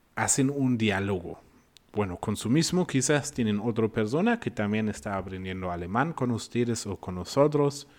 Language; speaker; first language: Spanish; non-native, fluent; German